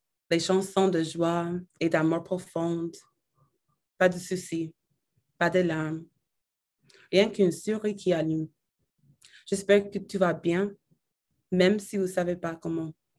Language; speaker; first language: French; non-native, learner; English